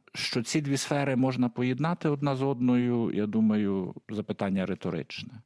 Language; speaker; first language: Ukrainian; native; Ukrainian